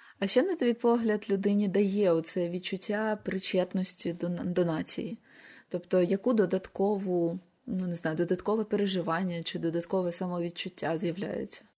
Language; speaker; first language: Ukrainian; native; Ukrainian